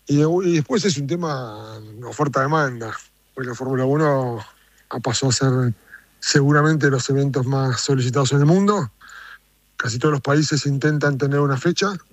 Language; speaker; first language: Spanish; native; Spanish